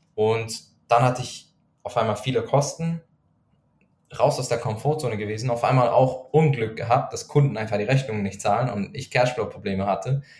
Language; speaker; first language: German; non-native, fluent; Persian